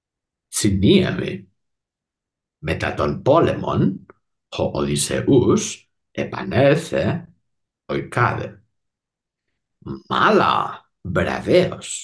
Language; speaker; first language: Greek; non-native, learner; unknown